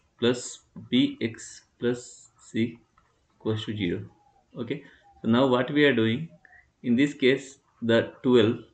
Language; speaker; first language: English; non-native, local second language; Hindi